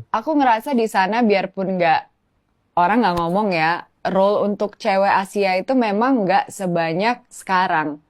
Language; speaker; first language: Indonesian; native; Indonesian